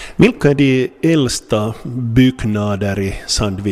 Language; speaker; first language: Swedish; non-native, local second language; Finnish